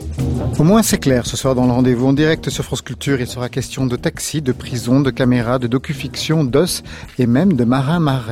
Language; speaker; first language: French; native; French